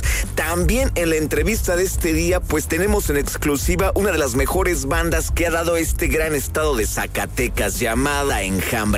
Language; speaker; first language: Spanish; native; Spanish